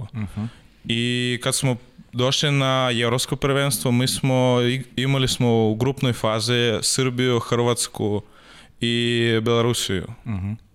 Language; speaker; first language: Serbian; non-native, learner; Russian